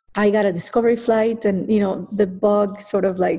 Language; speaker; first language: English; non-native, fluent; Spanish